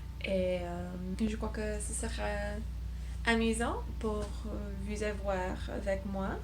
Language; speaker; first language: French; non-native, learner; English